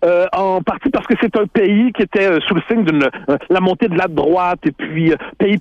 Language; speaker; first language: French; native; French